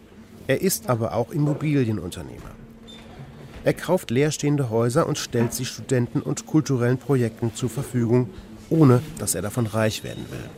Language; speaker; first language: German; native; German